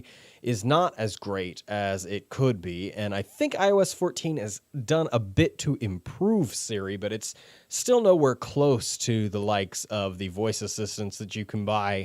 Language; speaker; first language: English; native; English